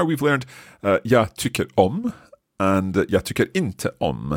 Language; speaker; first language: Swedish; non-native, learner; English